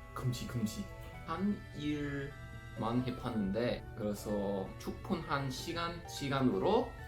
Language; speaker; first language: Korean; non-native, learner; English